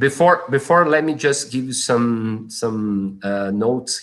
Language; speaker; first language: English; non-native, fluent; Portuguese